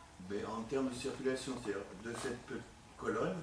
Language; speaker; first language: French; native; French